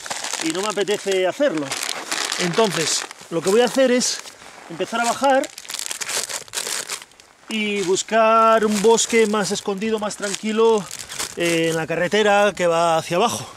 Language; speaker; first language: Spanish; native; Spanish